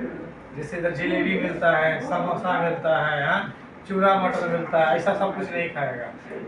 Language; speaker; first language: Hindi; non-native, learner; Nepali